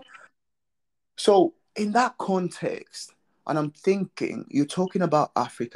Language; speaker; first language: English; non-native, local second language; Nyanja